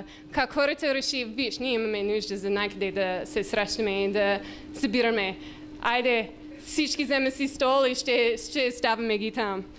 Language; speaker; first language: Bulgarian; non-native, learner; English